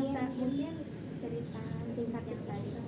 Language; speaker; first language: Indonesian; native; Indonesian